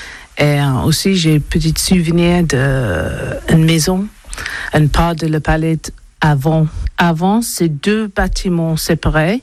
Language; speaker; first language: French; non-native, learner; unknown